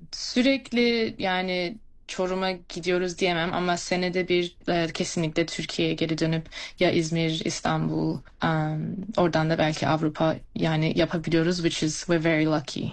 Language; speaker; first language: Turkish; early bilingual, heritage; English